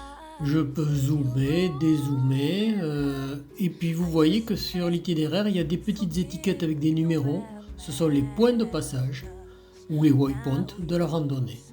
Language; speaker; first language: French; native; French